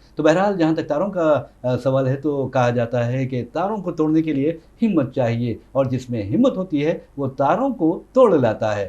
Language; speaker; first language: Urdu; native; Urdu